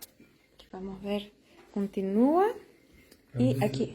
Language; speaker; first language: Spanish; early bilingual, heritage; Spanish